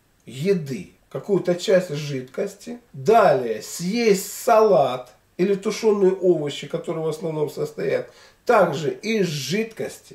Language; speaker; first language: Russian; native; Russian